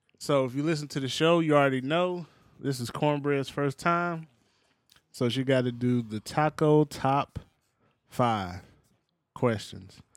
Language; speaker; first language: English; native; English